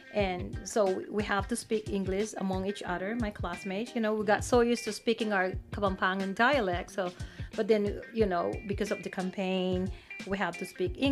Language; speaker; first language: English; non-native, local second language; Pampanga